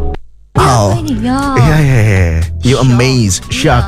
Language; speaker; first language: English; non-native, fluent; Indonesian